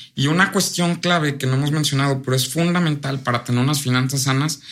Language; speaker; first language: Spanish; native; Spanish